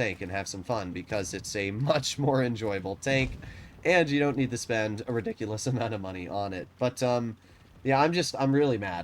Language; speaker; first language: English; native; English